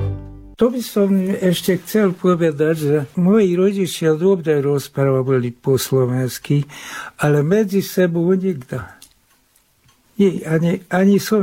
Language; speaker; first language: Slovak; early bilingual, heritage; Hungarian